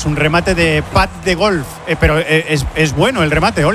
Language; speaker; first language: Spanish; native; Spanish